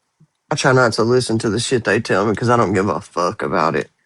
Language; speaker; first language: English; native; English